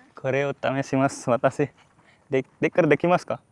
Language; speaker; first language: Japanese; non-native, learner; Hindi